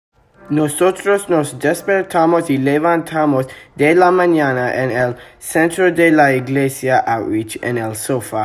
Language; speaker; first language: Spanish; non-native, learner; English